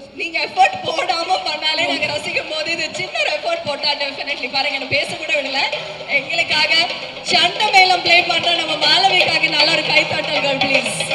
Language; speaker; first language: Tamil; native; Tamil